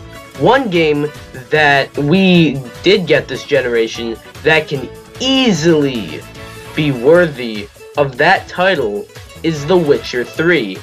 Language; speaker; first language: English; native; English